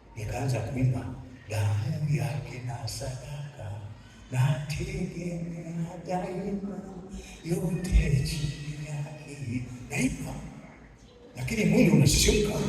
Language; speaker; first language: Swahili; native; Swahili